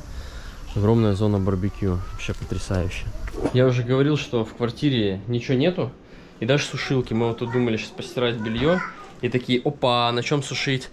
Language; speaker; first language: Russian; native; Russian